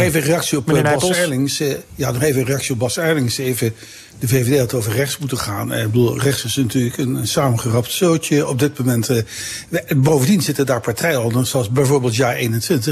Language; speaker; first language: Dutch; native; Dutch